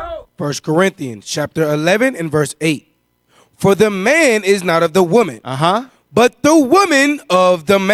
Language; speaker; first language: English; native; English